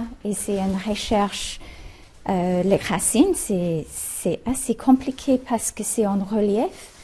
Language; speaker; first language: French; non-native, fluent; English